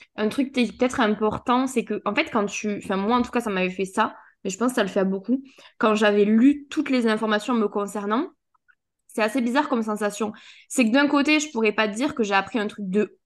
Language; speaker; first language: French; native; French